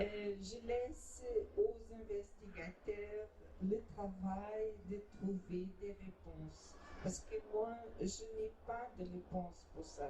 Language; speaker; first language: French; non-native, fluent; Portuguese